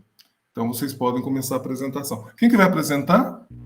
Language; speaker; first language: Portuguese; native; Portuguese